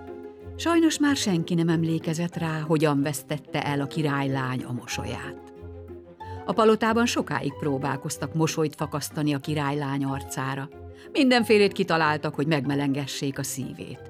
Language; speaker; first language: Hungarian; native; Hungarian